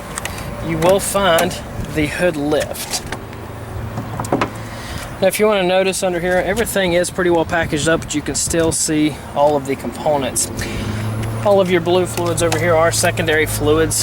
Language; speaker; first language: English; native; English